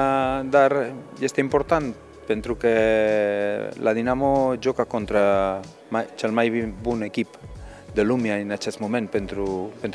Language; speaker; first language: Romanian; non-native, learner; Spanish